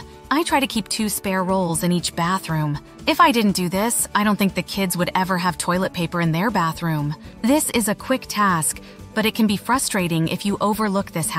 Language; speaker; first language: English; native; English